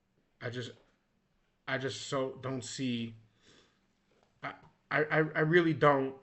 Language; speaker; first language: English; native; English